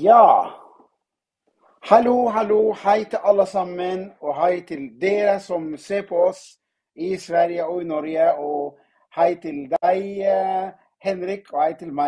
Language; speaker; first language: Norwegian; non-native, fluent; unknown